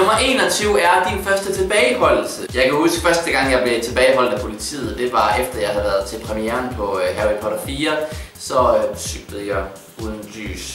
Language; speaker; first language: Danish; native; Danish